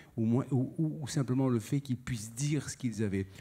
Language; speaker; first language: French; native; French